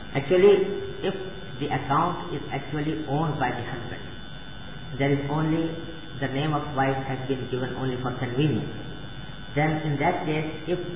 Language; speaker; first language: English; non-native, local second language; Urdu